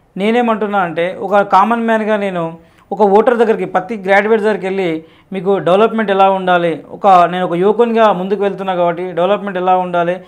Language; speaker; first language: Telugu; native; Telugu